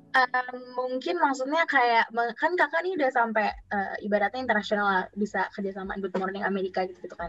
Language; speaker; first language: Indonesian; native; Indonesian